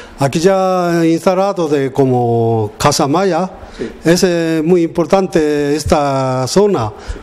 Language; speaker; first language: Spanish; non-native, learner; Japanese